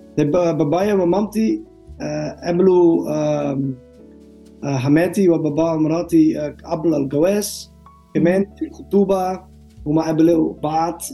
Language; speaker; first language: Arabic; non-native, learner; Dutch